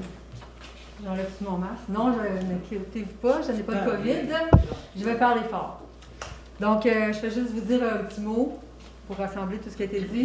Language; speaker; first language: French; native; French